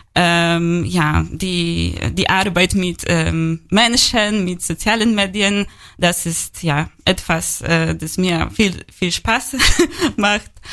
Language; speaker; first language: German; non-native, learner; Polish